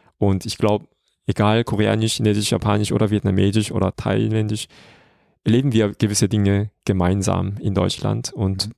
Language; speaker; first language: German; non-native, fluent; Korean